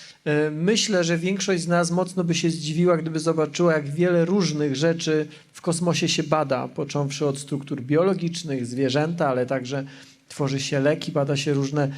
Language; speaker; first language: Polish; native; Polish